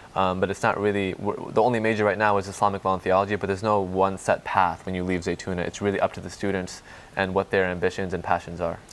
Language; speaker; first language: English; native; English